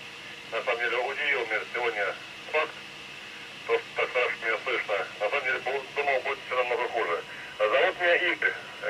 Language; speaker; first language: Russian; native; Russian